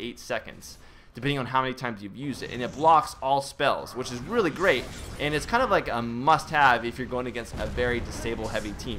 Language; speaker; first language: English; native; English